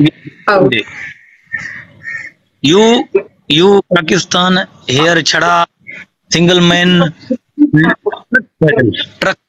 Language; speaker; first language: English; non-native, learner; Sindhi